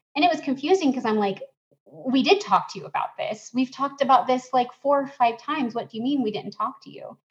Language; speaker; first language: English; native; English